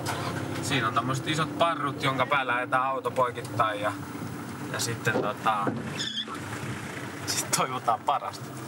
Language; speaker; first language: Finnish; native; Finnish